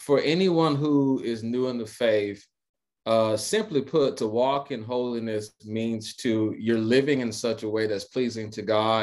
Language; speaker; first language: English; native; English